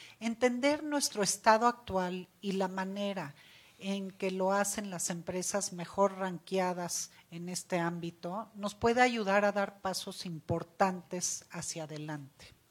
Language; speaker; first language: Spanish; native; Spanish